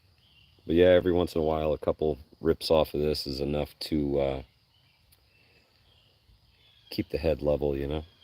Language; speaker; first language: English; native; English